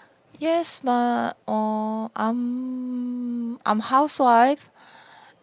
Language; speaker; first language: English; non-native, learner; Korean